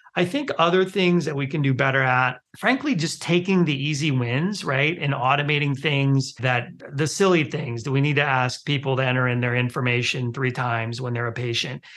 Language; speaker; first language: English; early bilingual, other home language; Hindi